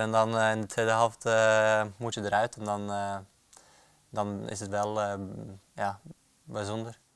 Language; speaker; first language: Dutch; non-native, fluent; Norwegian